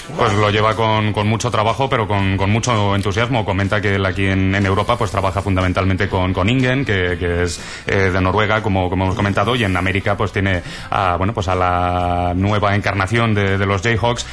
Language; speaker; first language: Spanish; native; Spanish